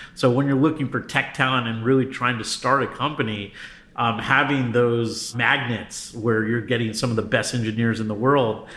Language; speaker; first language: English; native; English